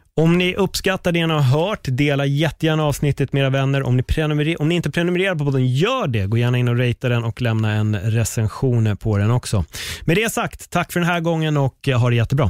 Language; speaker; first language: Swedish; native; Swedish